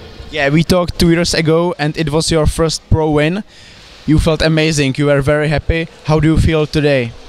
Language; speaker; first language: English; non-native, fluent; Czech